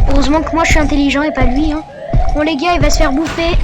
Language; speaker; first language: French; native; French